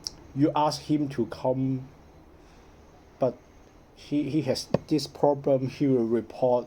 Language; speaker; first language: English; non-native, learner; Cantonese